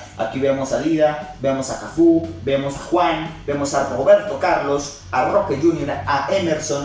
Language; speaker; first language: Spanish; native; Spanish